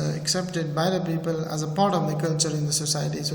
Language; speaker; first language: English; non-native, fluent; Persian